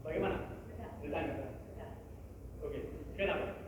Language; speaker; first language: Indonesian; non-native, learner; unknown